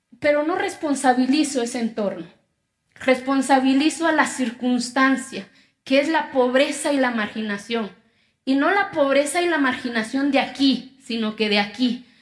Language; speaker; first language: Spanish; non-native, local second language; Zapotec